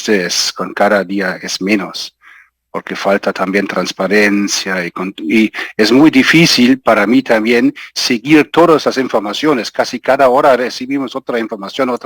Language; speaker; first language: Spanish; non-native, fluent; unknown